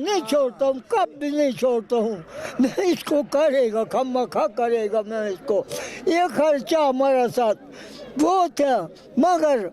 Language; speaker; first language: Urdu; non-native, local second language; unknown